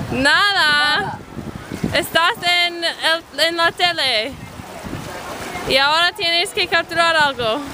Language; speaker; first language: Spanish; non-native, learner; English